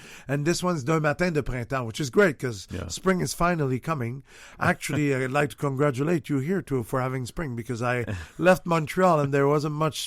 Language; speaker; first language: English; non-native, fluent; French